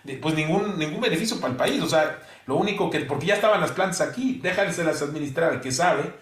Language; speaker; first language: Spanish; native; Spanish